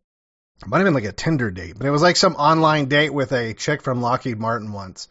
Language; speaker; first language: English; native; English